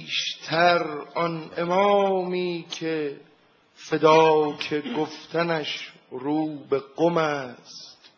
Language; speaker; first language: Persian; native; Persian